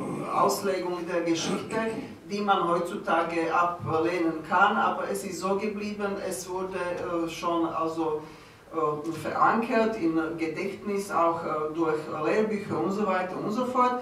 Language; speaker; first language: German; non-native, fluent; Slovak